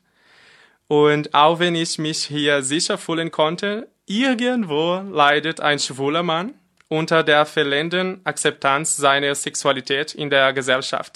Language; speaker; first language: German; non-native, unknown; Portuguese